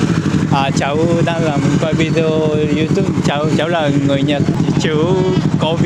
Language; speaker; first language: Vietnamese; non-native, fluent; Japanese